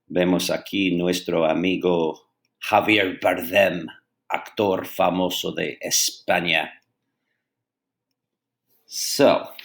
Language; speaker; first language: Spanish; non-native, fluent; English